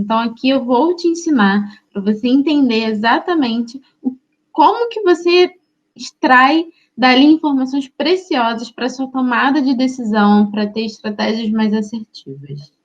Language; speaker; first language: Portuguese; native; Portuguese